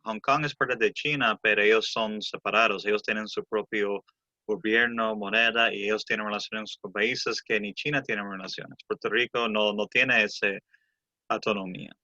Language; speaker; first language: Spanish; early bilingual, heritage; English